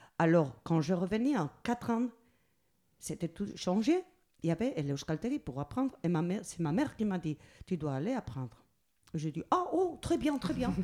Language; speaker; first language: French; non-native, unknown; Spanish